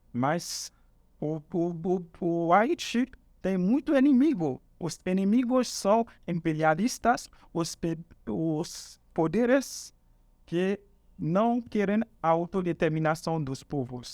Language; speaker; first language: Portuguese; non-native, fluent; Haitian Creole